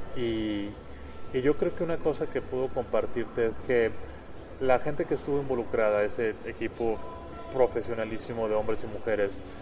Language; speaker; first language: Spanish; native; Spanish